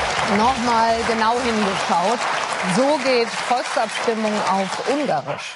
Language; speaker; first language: German; native; German